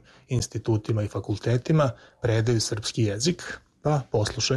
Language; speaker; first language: Serbian; native; Serbian